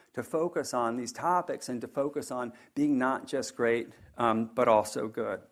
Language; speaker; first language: English; native; English